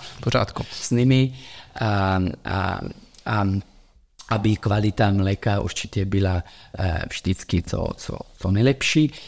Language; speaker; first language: Czech; non-native, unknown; Italian